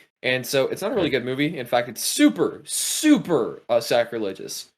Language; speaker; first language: English; native; English